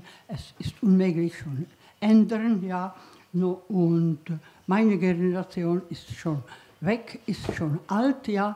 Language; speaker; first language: German; non-native, learner; Czech